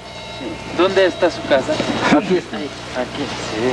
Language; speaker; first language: Spanish; non-native, learner; Korean